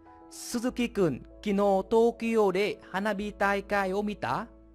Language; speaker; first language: Japanese; non-native, fluent; Vietnamese